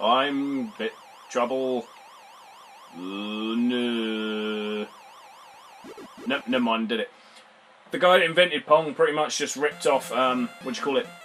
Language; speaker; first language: English; native; English